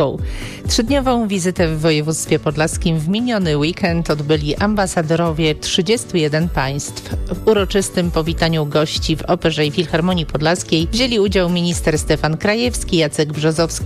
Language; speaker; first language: Polish; native; Polish